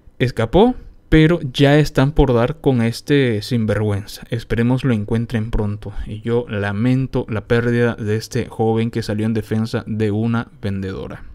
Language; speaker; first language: Spanish; native; Spanish